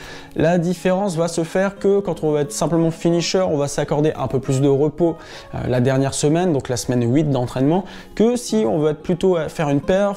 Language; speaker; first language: French; native; French